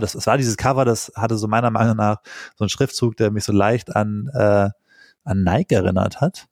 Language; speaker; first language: German; native; German